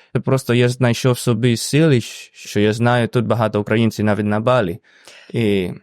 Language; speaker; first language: Ukrainian; non-native, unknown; Indonesian